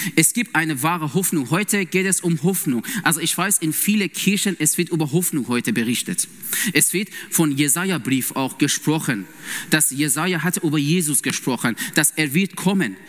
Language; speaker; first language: German; non-native, fluent; Persian